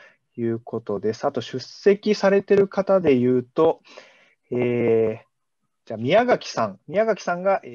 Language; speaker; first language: Japanese; native; Japanese